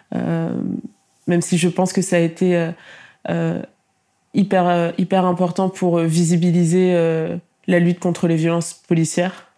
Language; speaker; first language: French; native; French